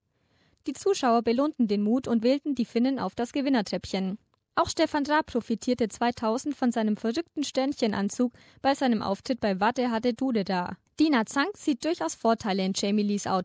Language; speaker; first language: German; native; German